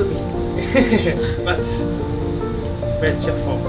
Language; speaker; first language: English; non-native, learner; Japanese